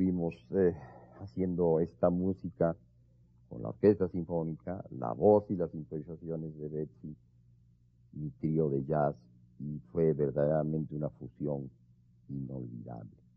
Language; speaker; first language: Spanish; native; Spanish